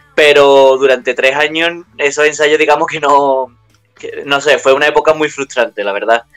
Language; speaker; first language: Spanish; native; Spanish